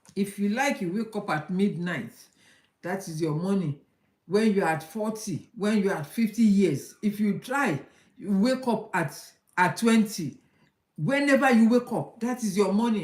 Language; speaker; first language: English; non-native, local second language; Yoruba